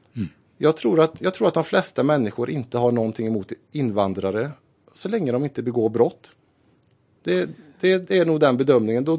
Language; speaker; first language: Swedish; native; Swedish